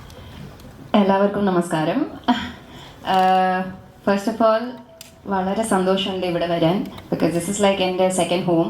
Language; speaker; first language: Malayalam; early bilingual, heritage; Malayalam